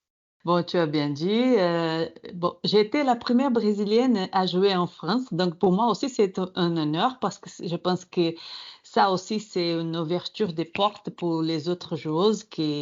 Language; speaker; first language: French; non-native, fluent; Portuguese